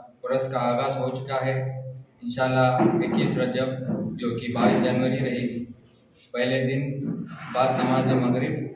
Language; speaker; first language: Urdu; native; Urdu